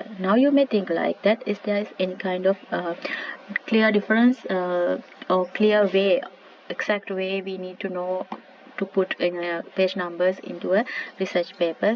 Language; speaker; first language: English; non-native, local second language; Sinhala